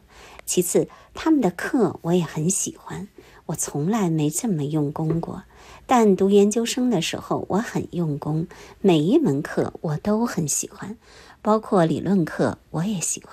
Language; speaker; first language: Chinese; native; Chinese